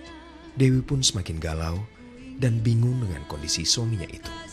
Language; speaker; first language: Indonesian; native; Indonesian